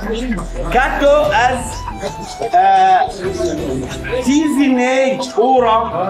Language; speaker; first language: Hungarian; non-native, learner; Arabic